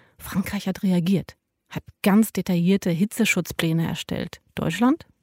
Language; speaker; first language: German; native; German